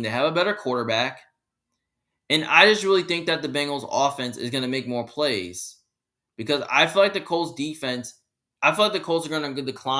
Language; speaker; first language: English; native; English